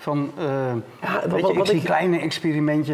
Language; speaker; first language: Dutch; native; Dutch